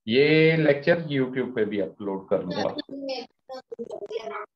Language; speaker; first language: Hindi; non-native, local second language; Punjabi